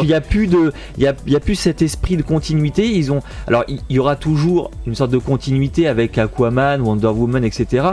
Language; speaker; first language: French; native; French